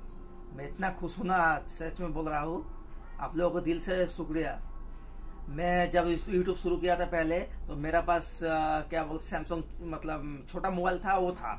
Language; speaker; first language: Hindi; non-native, local second language; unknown